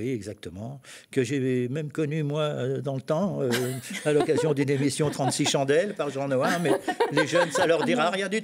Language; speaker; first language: French; native; French